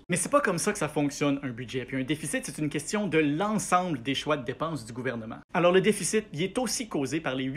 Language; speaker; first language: French; native; French